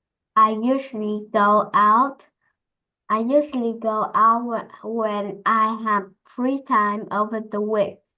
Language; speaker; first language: English; non-native, learner; Vietnamese